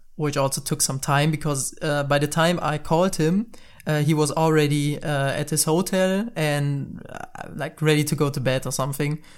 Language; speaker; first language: English; non-native, fluent; German